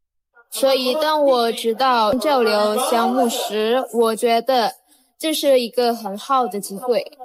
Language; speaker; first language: Chinese; non-native, learner; Indonesian